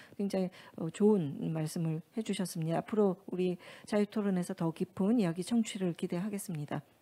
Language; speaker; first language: Korean; native; Korean